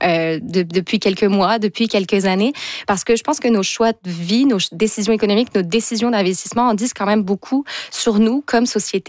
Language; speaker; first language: French; native; French